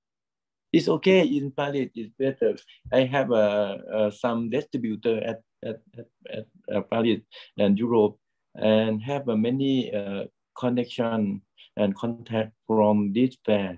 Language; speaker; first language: English; non-native, learner; Thai